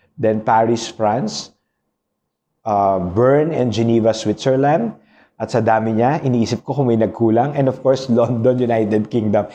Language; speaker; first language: Filipino; non-native, local second language; Pampanga